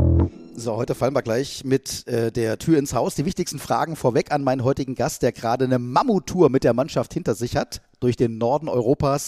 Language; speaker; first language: German; native; German